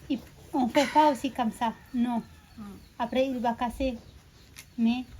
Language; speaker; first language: French; non-native, learner; Indonesian